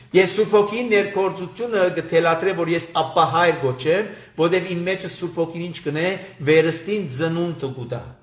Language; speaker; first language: Armenian; native; Armenian